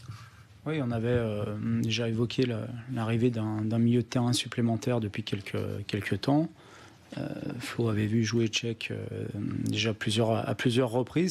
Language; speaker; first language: French; native; French